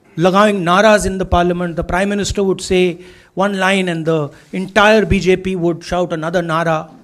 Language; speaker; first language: English; non-native, local second language; Hindi